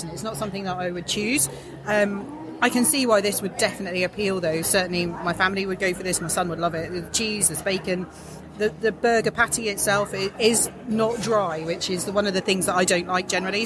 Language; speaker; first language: English; native; English